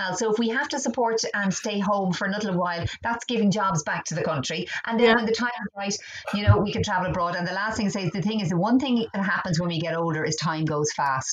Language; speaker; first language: English; native; English